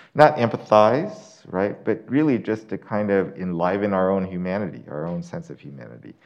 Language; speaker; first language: English; native; English